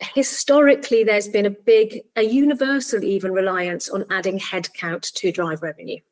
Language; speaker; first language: English; native; English